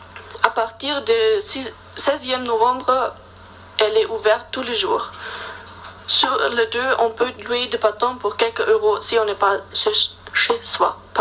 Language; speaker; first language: French; non-native, learner; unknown